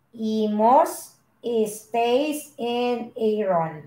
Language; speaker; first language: Spanish; non-native, learner; Filipino